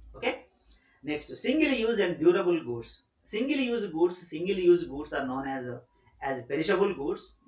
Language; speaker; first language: English; non-native, local second language; Telugu